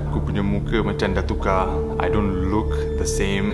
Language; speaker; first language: English; non-native, local second language; Malay